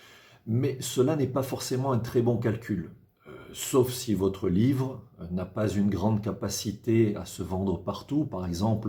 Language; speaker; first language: French; native; French